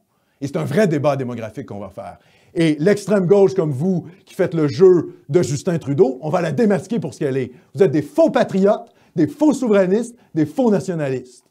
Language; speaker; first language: French; native; French